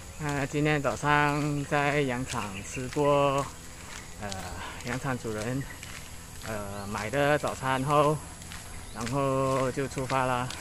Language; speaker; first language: Chinese; native; Chinese